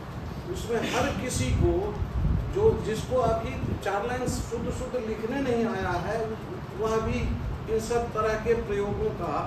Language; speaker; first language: Hindi; native; Hindi